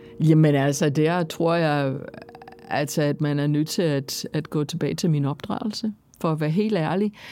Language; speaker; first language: Danish; non-native, fluent; English